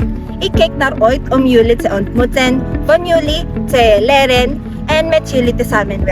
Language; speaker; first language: Dutch; non-native, learner; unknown